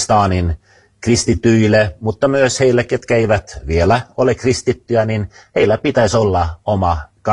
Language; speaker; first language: Finnish; non-native, fluent; Swedish